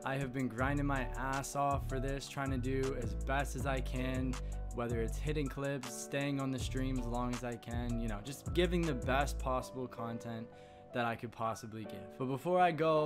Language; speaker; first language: English; native; English